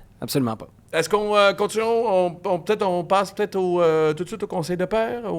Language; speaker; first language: French; native; French